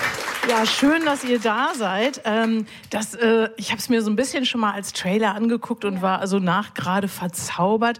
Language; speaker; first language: German; native; German